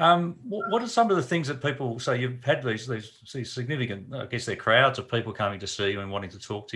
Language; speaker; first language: English; native; English